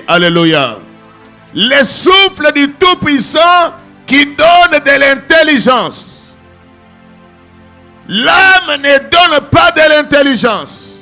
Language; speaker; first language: French; non-native, local second language; Lingala